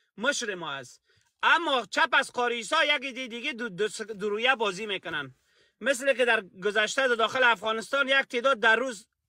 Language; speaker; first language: Persian; native; Persian